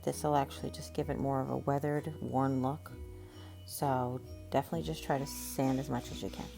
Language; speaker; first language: English; native; English